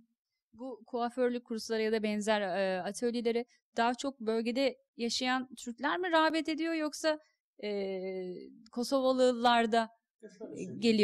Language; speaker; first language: Turkish; native; Turkish